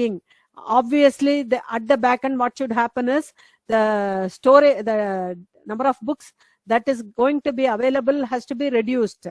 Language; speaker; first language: English; non-native, local second language; Tamil